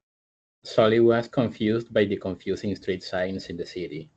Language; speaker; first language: English; non-native, learner; Spanish